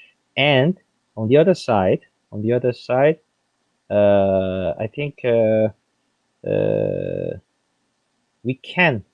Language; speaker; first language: English; non-native, fluent; French